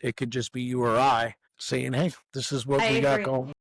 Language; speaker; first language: English; native; English